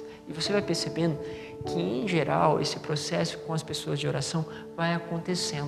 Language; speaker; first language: Portuguese; native; Portuguese